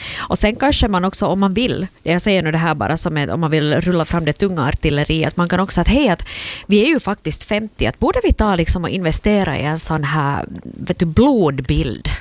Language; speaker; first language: Swedish; native; Swedish